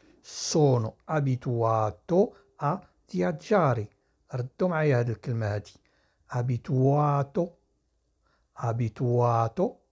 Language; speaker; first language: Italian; non-native, fluent; Arabic